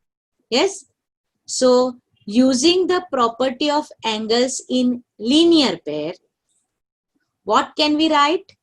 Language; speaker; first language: English; non-native, local second language; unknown